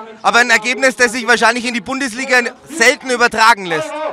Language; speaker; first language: German; native; German